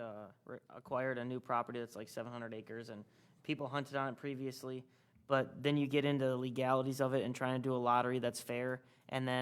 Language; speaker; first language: English; native; English